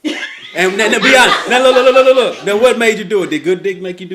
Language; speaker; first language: English; native; English